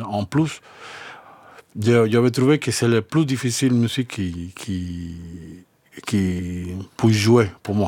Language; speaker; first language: French; non-native, learner; Spanish